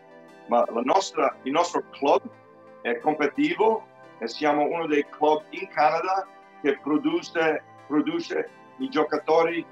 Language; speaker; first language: Italian; early bilingual, heritage; Italian